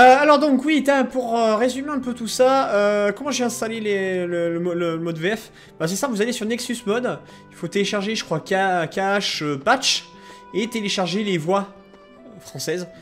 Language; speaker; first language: French; native; French